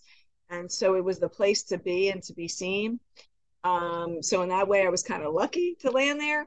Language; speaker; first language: English; native; English